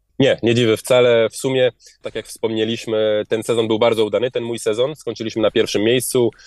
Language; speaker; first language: Polish; early bilingual, heritage; Polish